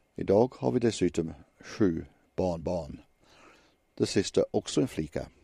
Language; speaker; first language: Swedish; non-native, fluent; English